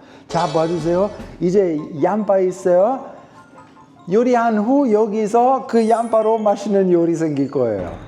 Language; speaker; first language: Korean; non-native, fluent; Italian